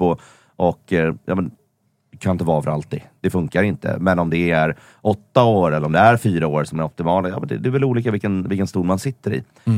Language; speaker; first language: Swedish; native; Swedish